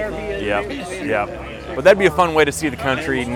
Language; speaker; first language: English; native; English